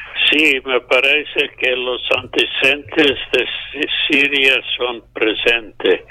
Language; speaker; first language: Spanish; non-native, fluent; English